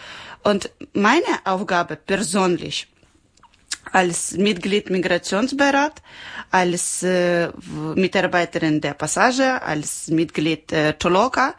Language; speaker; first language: German; non-native, learner; Ukrainian